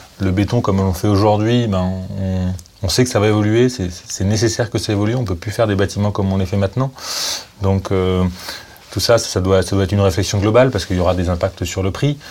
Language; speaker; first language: French; native; French